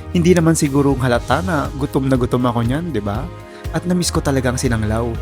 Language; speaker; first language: Filipino; non-native, local second language; Iloko